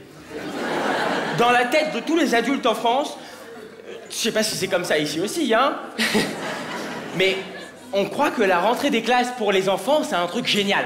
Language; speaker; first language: French; native; French